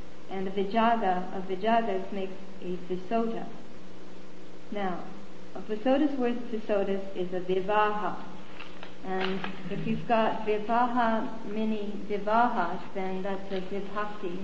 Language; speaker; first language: English; native; English